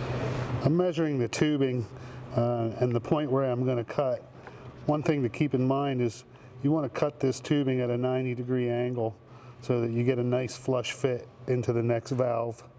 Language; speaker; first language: English; native; English